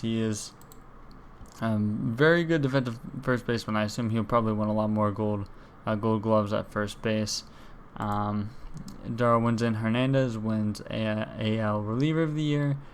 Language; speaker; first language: English; native; English